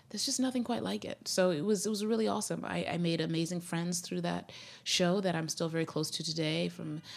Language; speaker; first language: English; native; English